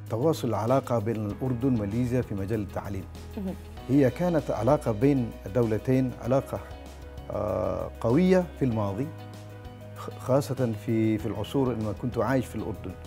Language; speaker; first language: Arabic; non-native, fluent; Malay